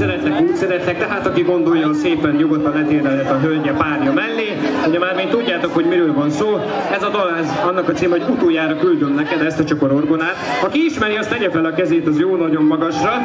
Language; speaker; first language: Hungarian; native; Hungarian